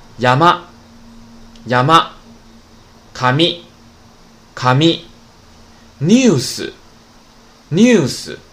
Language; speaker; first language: Japanese; non-native, fluent; Chinese